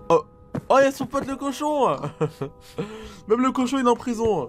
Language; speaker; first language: French; native; French